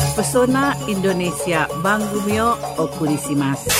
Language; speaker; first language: Japanese; non-native, fluent; Indonesian